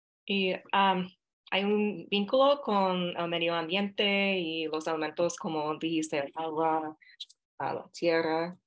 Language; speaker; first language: Spanish; non-native, fluent; English